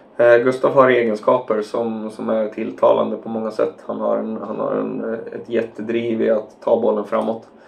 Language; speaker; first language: Swedish; native; Swedish